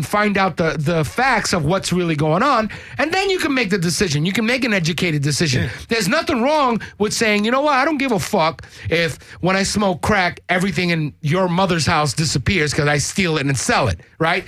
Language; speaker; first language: English; native; English